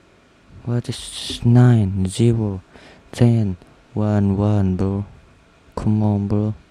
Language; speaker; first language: English; non-native, learner; Indonesian